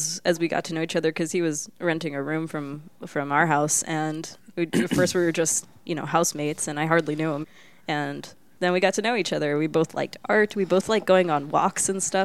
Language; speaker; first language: English; early bilingual, other home language; Spanish